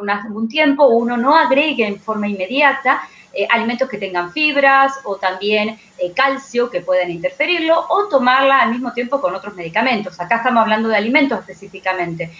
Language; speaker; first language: Spanish; native; Spanish